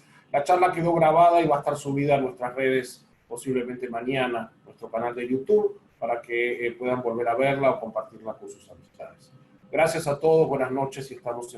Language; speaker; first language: Spanish; native; Spanish